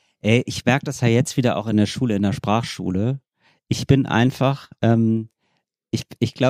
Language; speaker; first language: German; native; German